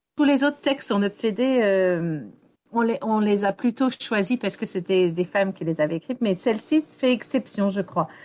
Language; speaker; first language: French; non-native, local second language; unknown